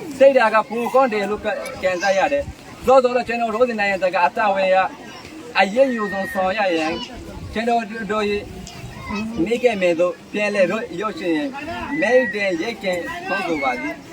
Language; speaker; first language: Burmese; non-native, local second language; Rohingya